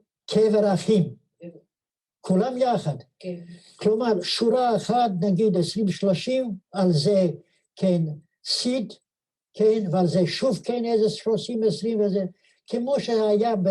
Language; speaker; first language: Hebrew; non-native, fluent; Yiddish